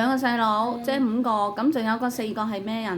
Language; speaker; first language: Cantonese; native; Cantonese